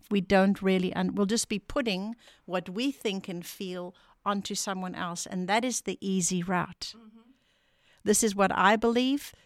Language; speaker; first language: English; non-native, local second language; Afrikaans